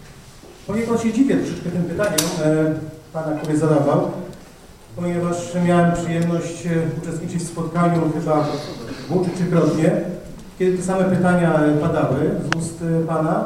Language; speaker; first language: Polish; native; Polish